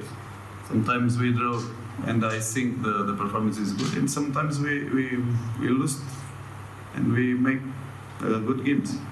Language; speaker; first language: English; non-native, learner; Portuguese